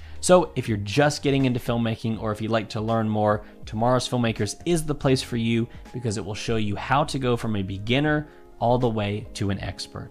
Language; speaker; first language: English; native; English